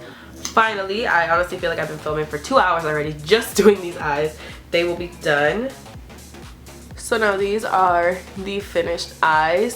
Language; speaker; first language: English; native; English